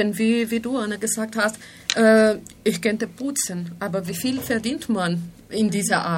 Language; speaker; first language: German; non-native, fluent; Spanish